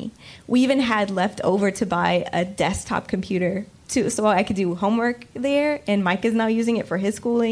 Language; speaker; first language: English; native; English